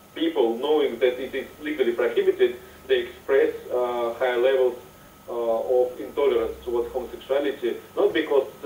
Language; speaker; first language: English; non-native, fluent; Russian